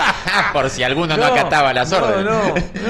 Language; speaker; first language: Spanish; native; Spanish